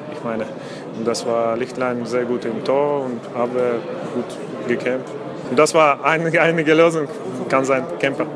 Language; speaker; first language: German; non-native, learner; Russian